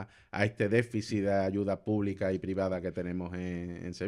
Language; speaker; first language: Spanish; native; Spanish